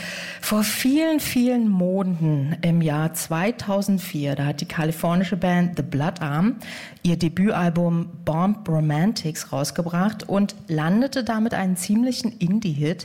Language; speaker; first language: German; native; German